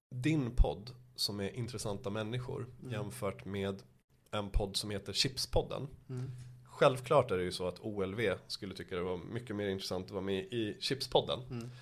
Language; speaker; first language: Swedish; early bilingual, other home language; Persian